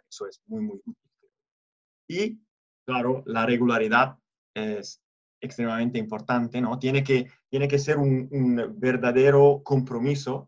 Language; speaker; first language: Spanish; non-native, fluent; Italian